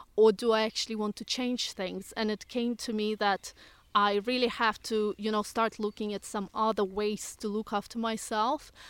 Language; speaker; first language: English; non-native, fluent; Russian